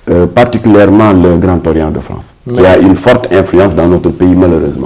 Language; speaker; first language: French; non-native, local second language; Wolof